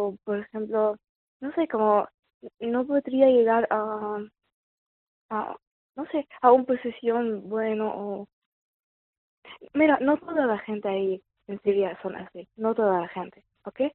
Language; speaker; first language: Spanish; non-native, fluent; Arabic